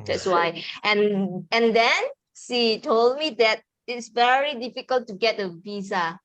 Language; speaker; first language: English; non-native, learner; Indonesian